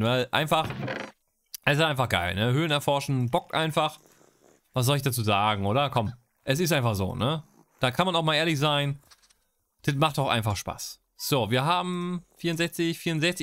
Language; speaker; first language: German; native; German